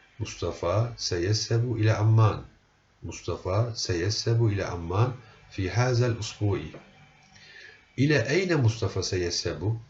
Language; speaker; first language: Arabic; non-native, fluent; Turkish